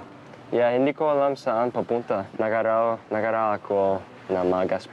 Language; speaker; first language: Filipino; non-native, learner; English